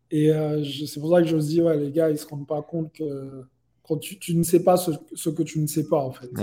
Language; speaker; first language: French; native; French